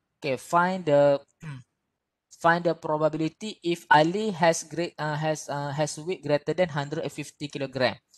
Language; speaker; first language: English; non-native, local second language; Malay